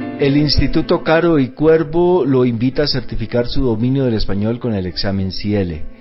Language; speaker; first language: Spanish; native; Spanish